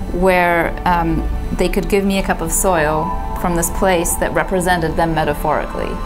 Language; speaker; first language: English; non-native, fluent; Polish